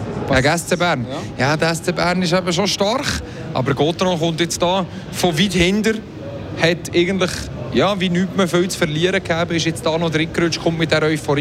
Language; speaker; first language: German; native; German